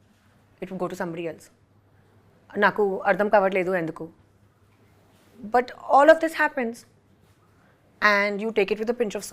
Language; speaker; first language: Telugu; non-native, local second language; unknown